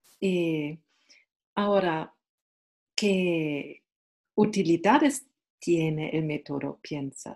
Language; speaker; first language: Spanish; non-native, fluent; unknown